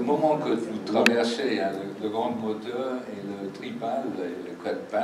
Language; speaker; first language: French; non-native, fluent; English